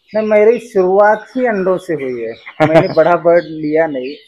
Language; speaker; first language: Hindi; non-native, local second language; Marathi